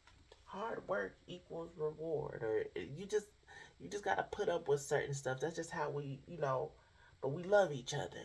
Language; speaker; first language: English; native; English